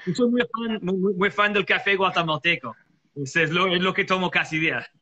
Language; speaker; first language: Spanish; non-native, fluent; English